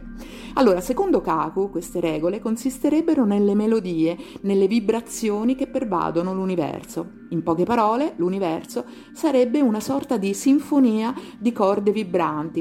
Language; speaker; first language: Italian; native; Italian